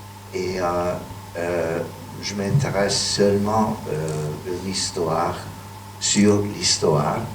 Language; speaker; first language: French; non-native, fluent; Hungarian